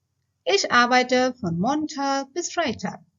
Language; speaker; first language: German; non-native, fluent; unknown